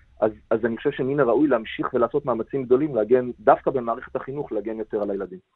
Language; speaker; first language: Hebrew; native; Hebrew